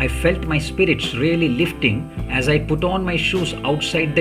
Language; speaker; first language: English; non-native, local second language; Malayalam